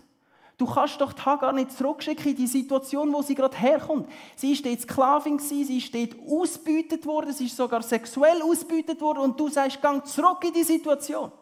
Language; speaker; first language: German; early bilingual, heritage; German